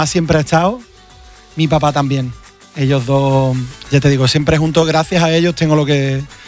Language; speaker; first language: Spanish; native; Spanish